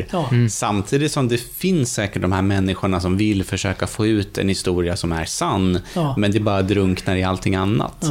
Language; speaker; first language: Swedish; native; Swedish